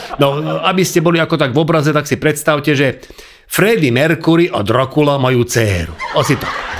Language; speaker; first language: Slovak; non-native, local second language; Hungarian